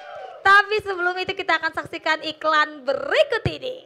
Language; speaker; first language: Indonesian; native; Indonesian